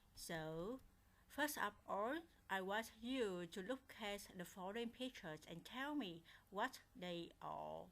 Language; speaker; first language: English; non-native, fluent; Vietnamese